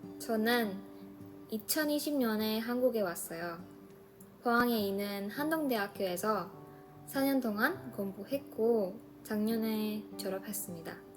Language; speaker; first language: Korean; non-native, fluent; Indonesian